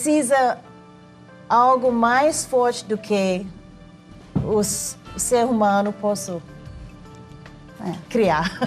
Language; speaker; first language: Portuguese; non-native, learner; English